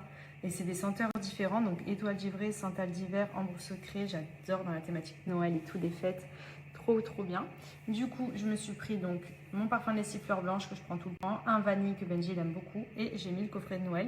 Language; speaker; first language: French; native; French